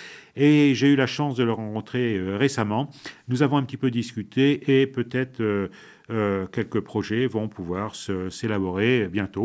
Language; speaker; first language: French; native; French